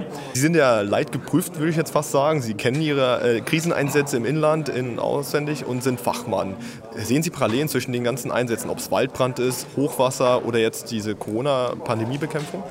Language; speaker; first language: German; native; German